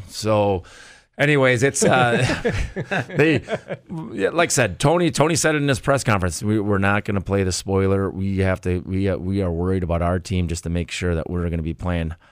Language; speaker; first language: English; native; English